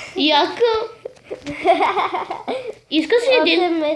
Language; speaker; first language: Bulgarian; native; Bulgarian